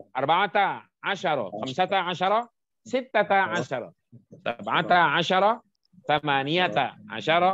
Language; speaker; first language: Arabic; non-native, fluent; Indonesian